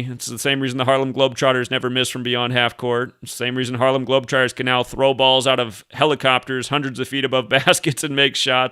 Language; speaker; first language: English; native; English